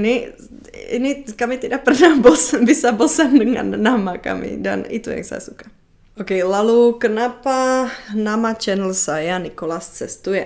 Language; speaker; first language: Indonesian; non-native, fluent; Czech